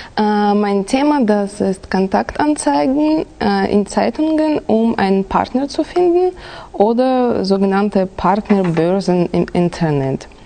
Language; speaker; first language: German; non-native, fluent; Russian